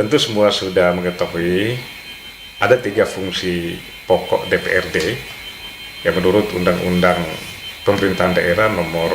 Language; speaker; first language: Indonesian; native; Indonesian